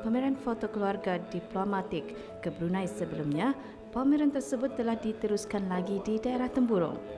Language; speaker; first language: Malay; native; Malay